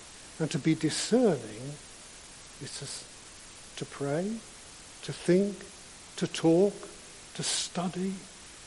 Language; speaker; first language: English; native; English